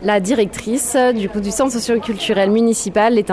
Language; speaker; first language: French; native; French